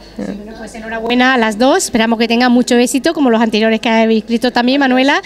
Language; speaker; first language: Spanish; native; Spanish